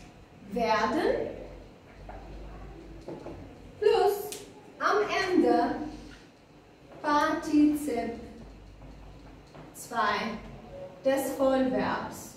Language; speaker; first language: German; non-native, fluent; Albanian